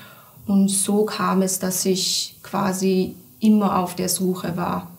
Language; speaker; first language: German; early bilingual, other home language; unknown